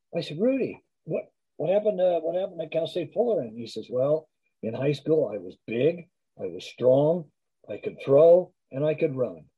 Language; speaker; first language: English; native; English